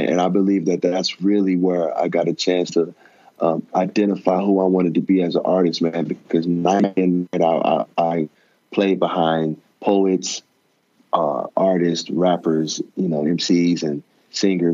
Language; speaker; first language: English; native; English